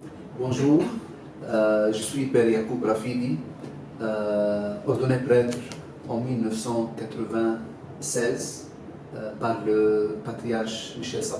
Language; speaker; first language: French; non-native, fluent; Arabic